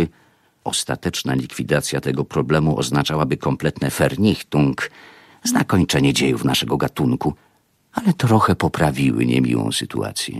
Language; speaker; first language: Polish; native; Polish